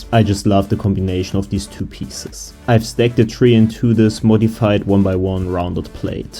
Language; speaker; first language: English; non-native, fluent; German